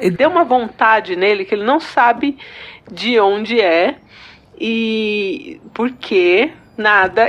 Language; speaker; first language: Portuguese; native; Portuguese